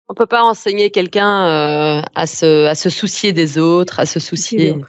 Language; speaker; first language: French; native; French